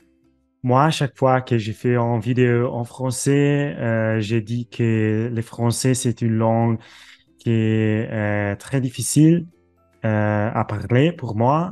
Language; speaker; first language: French; non-native, learner; Italian